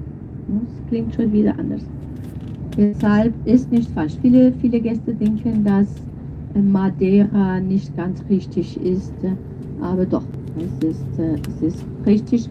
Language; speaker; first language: German; non-native, fluent; Portuguese